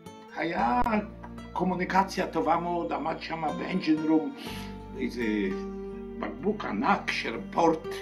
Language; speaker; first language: Hebrew; non-native, fluent; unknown